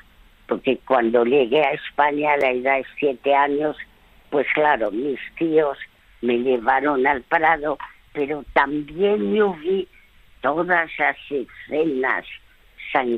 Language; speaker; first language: Spanish; early bilingual, other home language; French